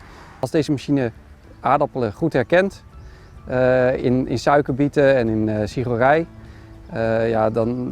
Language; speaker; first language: Dutch; native; Dutch